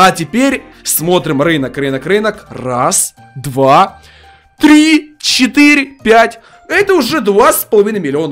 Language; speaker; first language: Russian; native; Russian